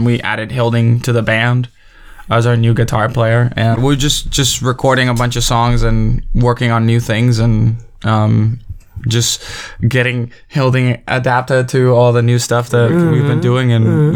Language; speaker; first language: English; native; English